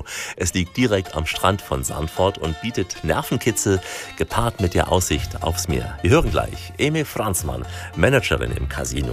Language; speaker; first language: German; native; German